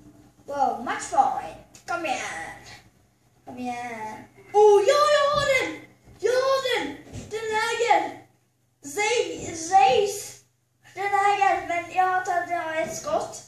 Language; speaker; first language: Swedish; early bilingual, other home language; Albanian